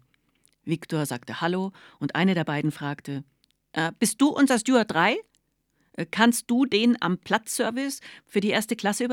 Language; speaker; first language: German; native; German